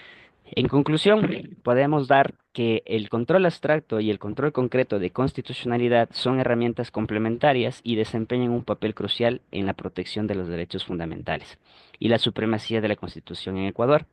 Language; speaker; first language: Spanish; native; Spanish